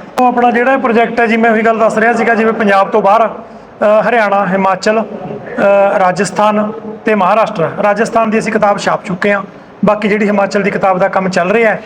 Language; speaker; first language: Punjabi; native; Punjabi